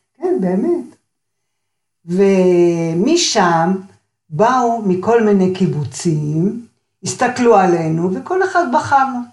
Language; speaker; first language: Hebrew; early bilingual, other home language; Arabic